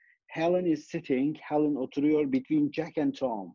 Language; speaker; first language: English; non-native, fluent; Turkish